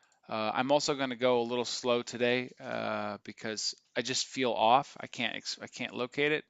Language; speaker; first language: English; native; English